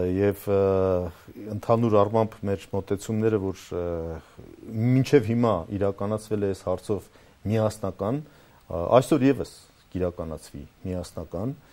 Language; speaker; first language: Armenian; native; Armenian